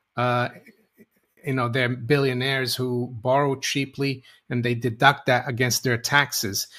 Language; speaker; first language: English; non-native, fluent; Portuguese